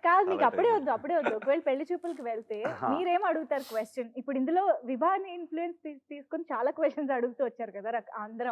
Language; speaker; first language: Telugu; native; Telugu